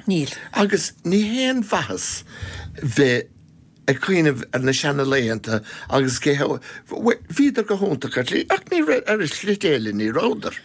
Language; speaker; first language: Irish; non-native, local second language; English